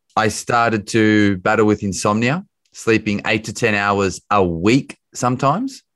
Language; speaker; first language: English; native; English